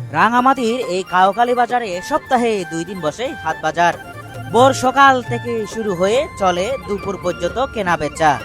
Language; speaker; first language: Bangla; non-native, local second language; Chakma